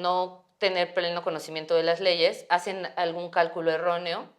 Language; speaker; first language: Spanish; native; Spanish